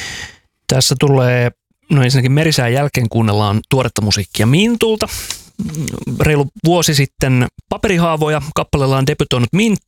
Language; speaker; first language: Finnish; native; Finnish